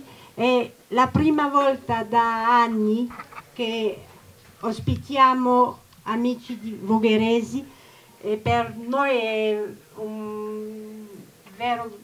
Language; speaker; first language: Italian; non-native, learner; French